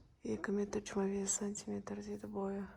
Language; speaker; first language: Turkish; non-native, learner; Kazakh